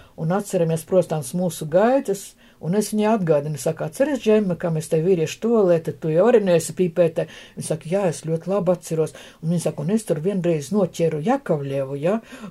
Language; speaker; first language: Latvian; non-native, local second language; Russian